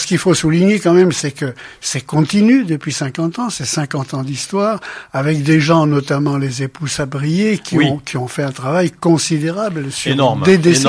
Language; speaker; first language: French; native; French